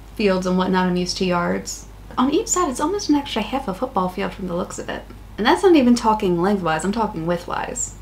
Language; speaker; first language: English; native; English